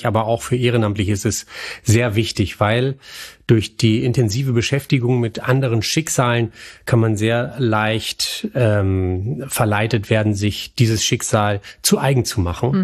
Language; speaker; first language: German; native; German